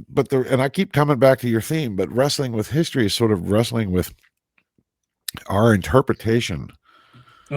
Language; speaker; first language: English; native; English